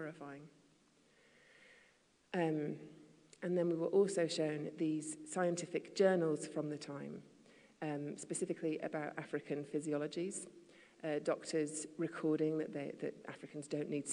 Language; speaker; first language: English; native; English